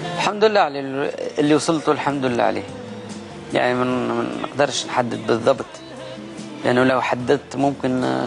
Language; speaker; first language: Arabic; native; Arabic